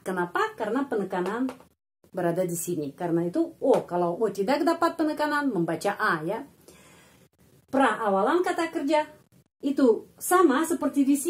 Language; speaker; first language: Indonesian; non-native, fluent; Russian